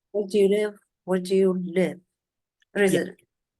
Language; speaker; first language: English; non-native, fluent; Arabic